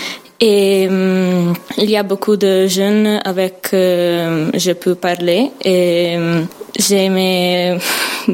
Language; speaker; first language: French; non-native, learner; Italian